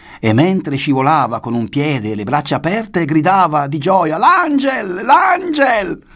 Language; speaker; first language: Italian; native; Italian